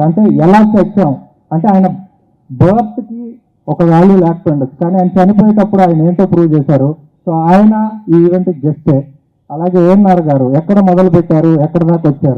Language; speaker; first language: Telugu; native; Telugu